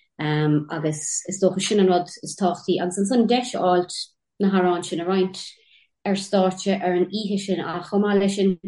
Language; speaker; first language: Irish; native; Irish